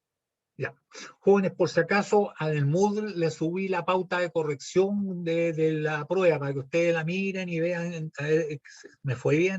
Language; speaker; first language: Spanish; native; Spanish